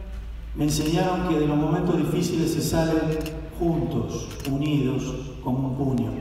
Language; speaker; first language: Spanish; native; Spanish